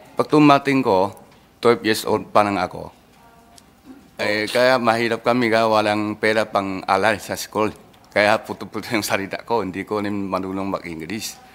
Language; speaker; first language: Filipino; early bilingual, other home language; Min Nan Chinese